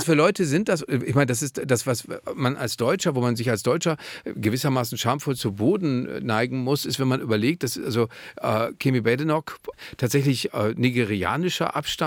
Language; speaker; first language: German; native; German